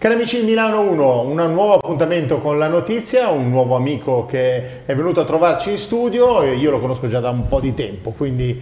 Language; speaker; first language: Italian; native; Italian